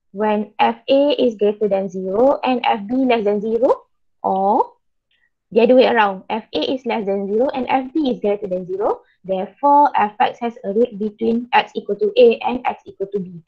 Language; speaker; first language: English; non-native, local second language; Malay